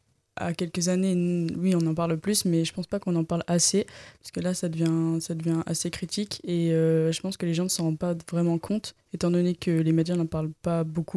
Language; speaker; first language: French; native; French